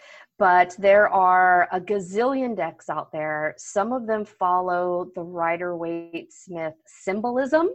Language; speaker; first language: English; native; English